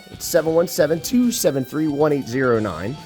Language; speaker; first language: English; native; English